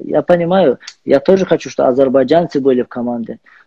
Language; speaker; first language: Russian; non-native, learner; Azerbaijani